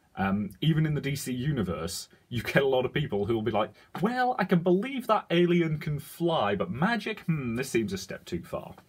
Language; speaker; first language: English; native; English